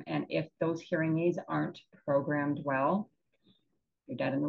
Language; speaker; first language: English; native; English